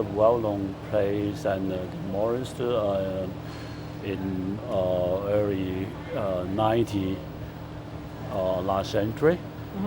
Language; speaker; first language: English; non-native, fluent; Cantonese